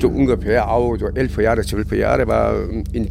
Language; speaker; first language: German; non-native, learner; Korean